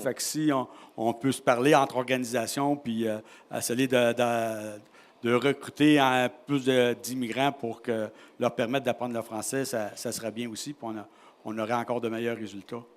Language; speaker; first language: French; native; French